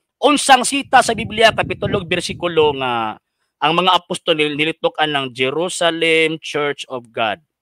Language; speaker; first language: Cebuano; native; Cebuano